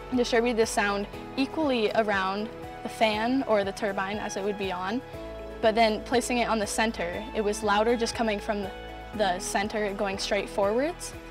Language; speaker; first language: English; native; English